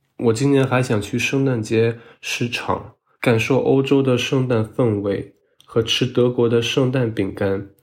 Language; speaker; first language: Chinese; non-native, fluent; German